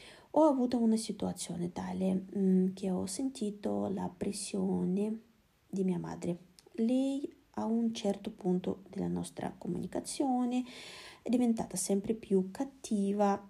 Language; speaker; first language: Italian; non-native, fluent; Russian